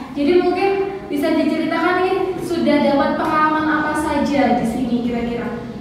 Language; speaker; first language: Indonesian; native; Indonesian